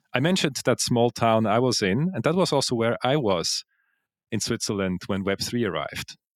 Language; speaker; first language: English; non-native, fluent; Swiss German